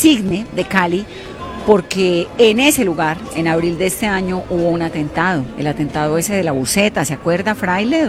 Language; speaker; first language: Spanish; native; Spanish